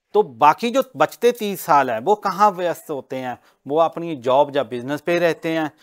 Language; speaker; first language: Hindi; non-native, local second language; Punjabi